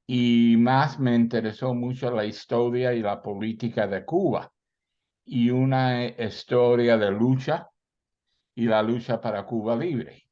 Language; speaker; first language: Spanish; early bilingual, heritage; Spanish